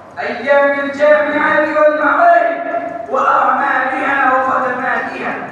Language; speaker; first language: Arabic; non-native, learner; Urdu